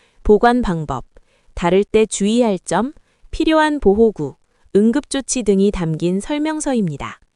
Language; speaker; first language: Korean; non-native, learner; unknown